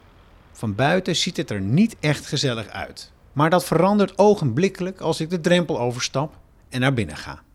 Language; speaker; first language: Dutch; native; Dutch